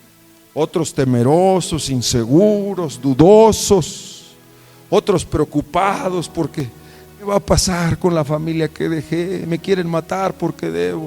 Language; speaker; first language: Spanish; native; Spanish